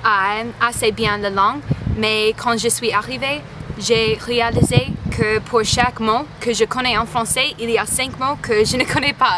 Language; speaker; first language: French; non-native, learner; English